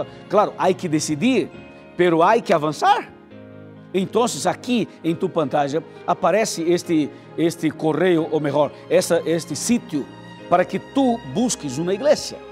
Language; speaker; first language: Spanish; non-native, fluent; Portuguese